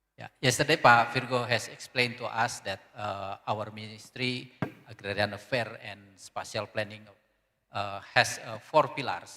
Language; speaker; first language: English; non-native, learner; Indonesian